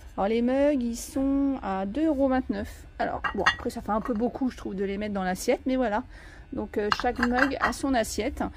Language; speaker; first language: French; native; French